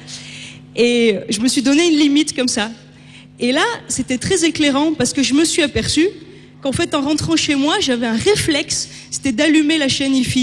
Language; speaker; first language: French; native; French